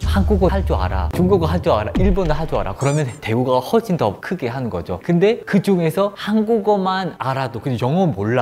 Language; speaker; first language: Korean; non-native, fluent; Khmer